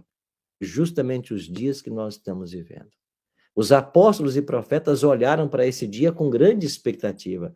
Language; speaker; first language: Portuguese; native; Portuguese